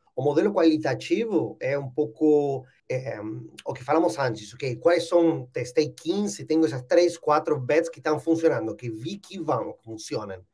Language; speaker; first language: Portuguese; non-native, fluent; Spanish